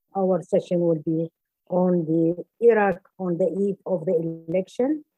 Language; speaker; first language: English; non-native, fluent; Arabic